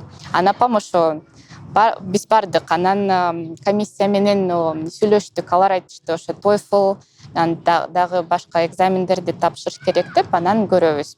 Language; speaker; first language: Kyrgyz; non-native, local second language; Russian